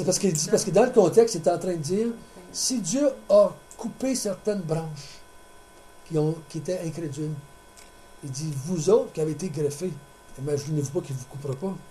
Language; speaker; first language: French; native; French